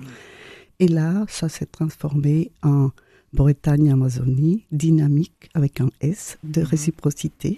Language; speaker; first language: French; non-native, fluent; Spanish